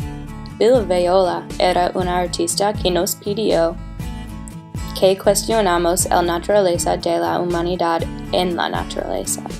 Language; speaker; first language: Spanish; non-native, learner; English